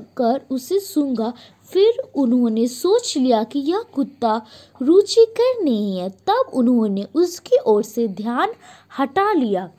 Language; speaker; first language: Hindi; native; Hindi